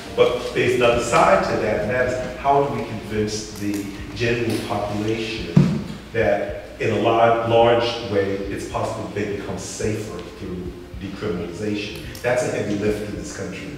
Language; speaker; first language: English; native; English